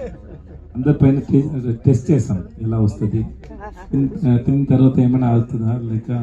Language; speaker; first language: Telugu; non-native, learner; Tamil